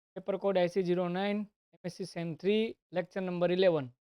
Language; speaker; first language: English; non-native, local second language; Gujarati